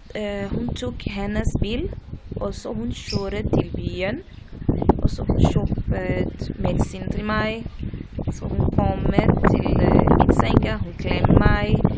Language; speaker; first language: Norwegian; non-native, learner; Portuguese